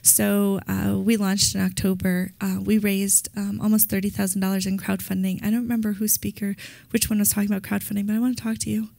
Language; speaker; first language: English; native; English